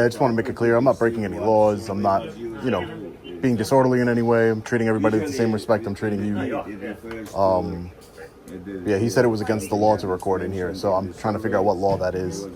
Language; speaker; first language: English; native; English